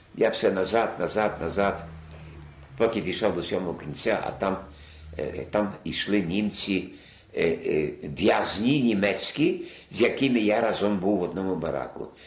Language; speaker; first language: Ukrainian; non-native, local second language; Polish